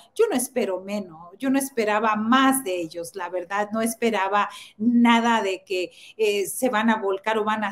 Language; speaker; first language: Spanish; native; Spanish